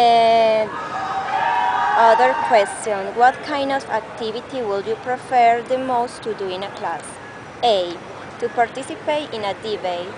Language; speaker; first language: English; non-native, learner; Spanish